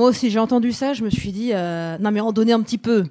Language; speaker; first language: French; native; French